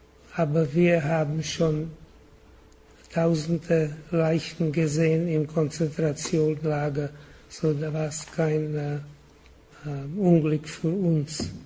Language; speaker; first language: German; non-native, learner; Czech